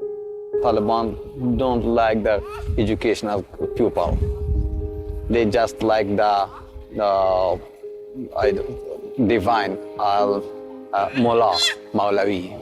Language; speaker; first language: English; non-native, learner; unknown